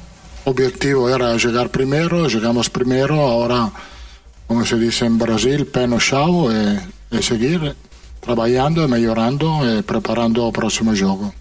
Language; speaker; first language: Portuguese; non-native, learner; Italian